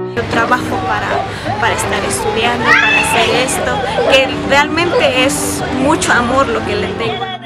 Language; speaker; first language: Spanish; native; Spanish